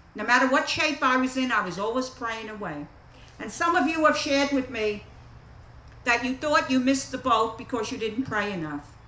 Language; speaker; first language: English; native; English